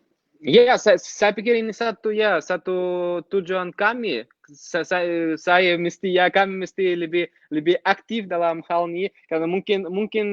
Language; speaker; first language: Indonesian; non-native, fluent; Russian